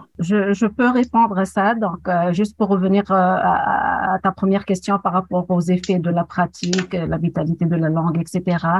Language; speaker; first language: French; non-native, local second language; Arabic